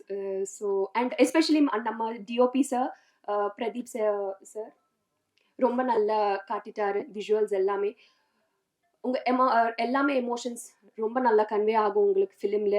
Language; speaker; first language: Tamil; non-native, fluent; Telugu